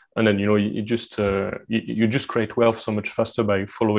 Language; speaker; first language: English; non-native, fluent; French